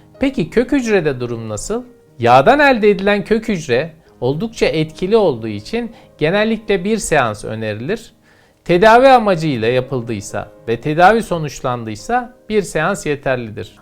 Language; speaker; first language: Turkish; native; Turkish